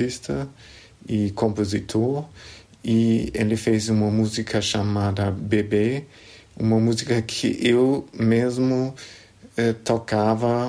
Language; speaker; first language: Portuguese; non-native, fluent; German